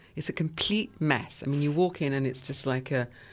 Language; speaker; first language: English; early bilingual, other home language; French